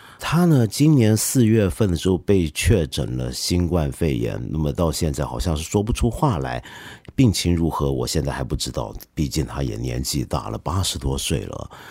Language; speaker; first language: Chinese; non-native, local second language; Cantonese